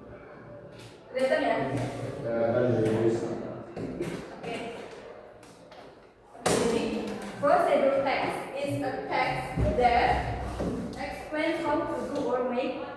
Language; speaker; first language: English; non-native, learner; Indonesian